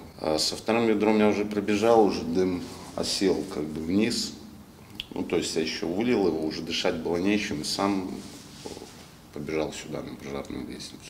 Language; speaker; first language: Russian; native; Russian